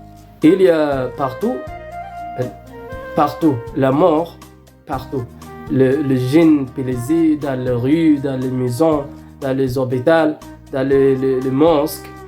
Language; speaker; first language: French; non-native, learner; Arabic